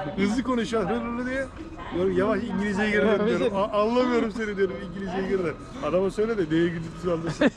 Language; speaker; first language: Turkish; native; Turkish